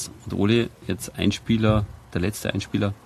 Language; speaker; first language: German; native; German